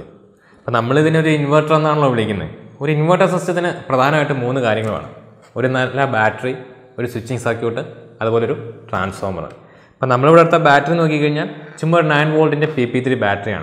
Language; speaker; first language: Malayalam; native; Malayalam